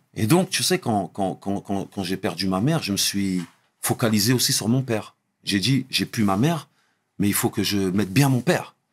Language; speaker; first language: French; early bilingual, other home language; Arabic